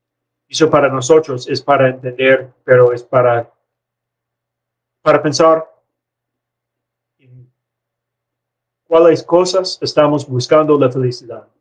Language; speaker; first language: Spanish; non-native, learner; English